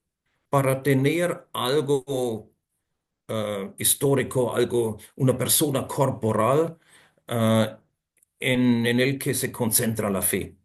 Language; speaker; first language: Spanish; non-native, fluent; German